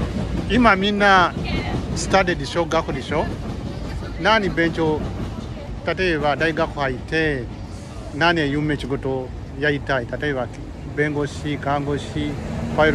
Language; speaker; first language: Japanese; non-native, learner; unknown